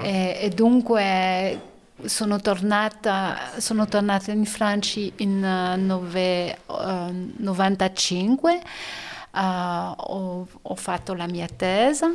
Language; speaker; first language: Italian; non-native, learner; French